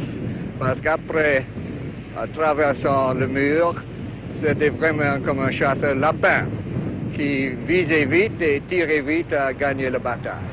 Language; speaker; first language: French; non-native, learner; English